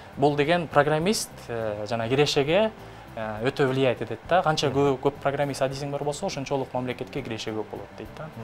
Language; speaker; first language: Kyrgyz; native; Kyrgyz